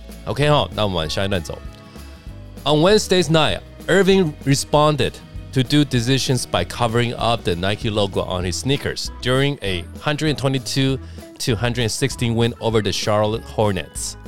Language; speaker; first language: English; non-native, fluent; Chinese